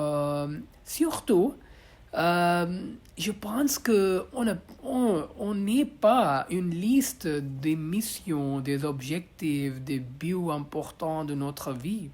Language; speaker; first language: French; non-native, learner; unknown